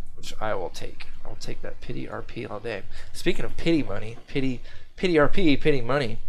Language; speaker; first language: English; native; English